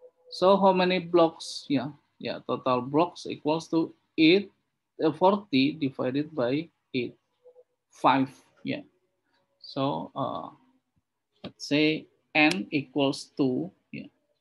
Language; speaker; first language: English; non-native, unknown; Indonesian